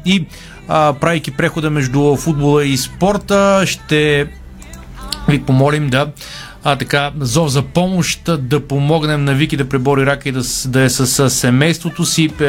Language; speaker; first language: Bulgarian; native; Bulgarian